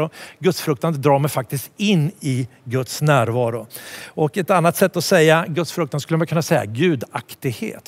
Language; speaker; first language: Swedish; native; Swedish